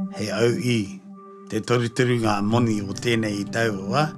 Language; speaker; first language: Māori; native; Māori